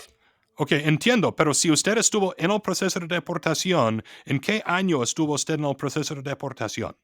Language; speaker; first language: Spanish; non-native, fluent; English